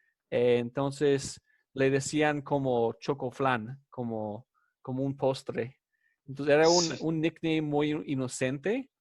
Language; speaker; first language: Spanish; non-native, fluent; English